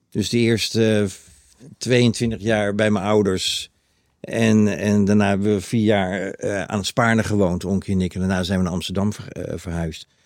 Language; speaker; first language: Dutch; native; Dutch